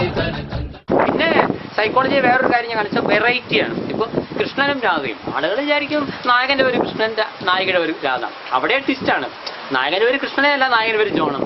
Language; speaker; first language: Malayalam; non-native, local second language; Hindi